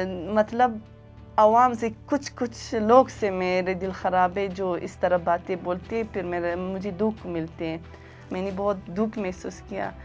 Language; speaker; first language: Hindi; non-native, local second language; Uzbek